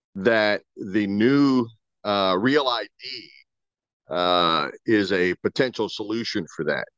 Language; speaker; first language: English; native; English